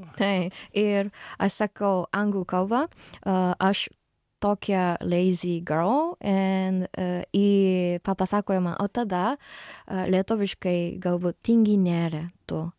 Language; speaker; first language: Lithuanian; non-native, learner; Japanese